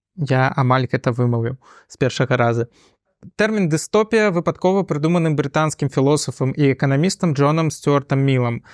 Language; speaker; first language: Belarusian; non-native, local second language; Russian